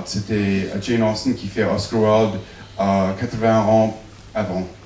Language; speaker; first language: French; non-native, fluent; English